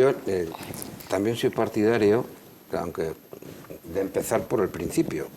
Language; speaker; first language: Spanish; native; Spanish